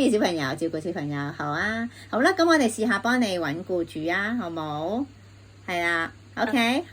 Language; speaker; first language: Cantonese; native; Cantonese